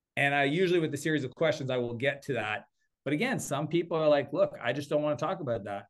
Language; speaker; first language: English; native; English